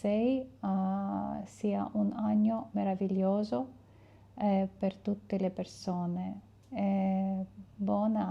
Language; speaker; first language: Italian; non-native, fluent; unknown